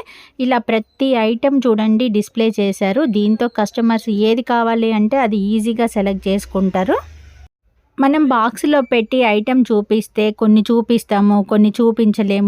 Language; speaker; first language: Telugu; native; Telugu